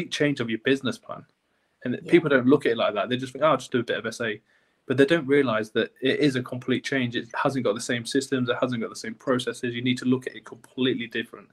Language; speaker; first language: English; native; English